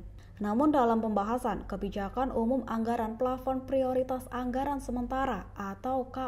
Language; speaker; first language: Indonesian; native; Indonesian